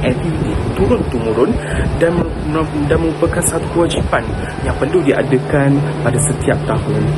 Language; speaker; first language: Malay; native; Malay